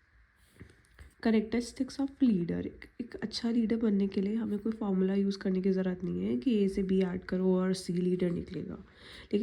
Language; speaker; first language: Hindi; native; Hindi